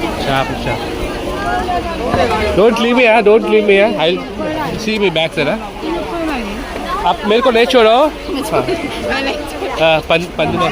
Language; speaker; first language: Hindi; non-native, local second language; Telugu